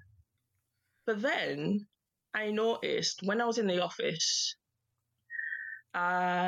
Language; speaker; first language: English; native; English